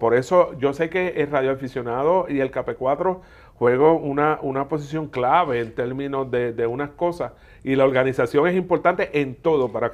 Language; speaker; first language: Spanish; native; Spanish